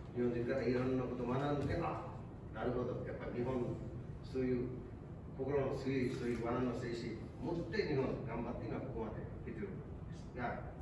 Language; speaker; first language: Japanese; non-native, fluent; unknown